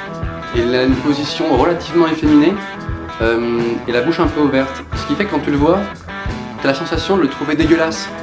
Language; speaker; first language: French; native; French